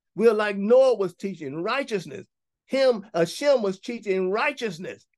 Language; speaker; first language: English; native; English